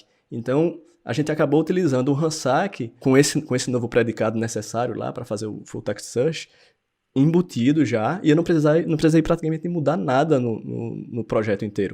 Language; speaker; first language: Portuguese; native; Portuguese